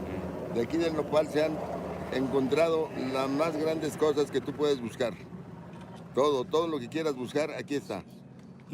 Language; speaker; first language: Spanish; native; Spanish